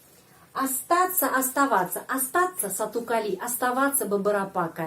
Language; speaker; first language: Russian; non-native, fluent; Indonesian